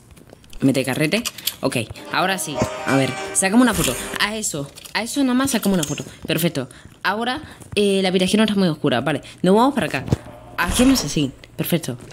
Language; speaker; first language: Spanish; native; Spanish